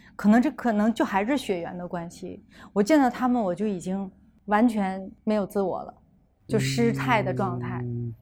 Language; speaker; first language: Chinese; native; Chinese